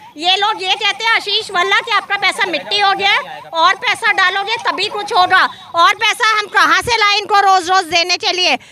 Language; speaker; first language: Hindi; native; Hindi